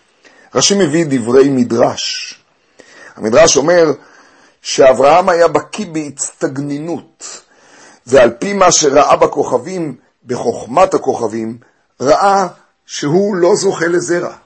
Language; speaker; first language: Hebrew; native; Hebrew